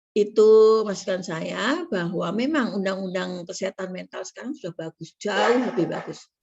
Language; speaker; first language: Indonesian; native; Indonesian